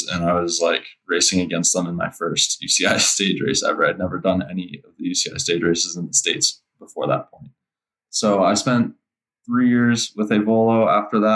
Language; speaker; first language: English; native; English